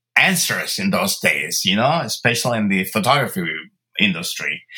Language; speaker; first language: English; early bilingual, other home language; Spanish